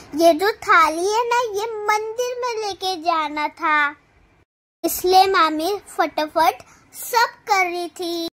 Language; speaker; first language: Hindi; non-native, local second language; Telugu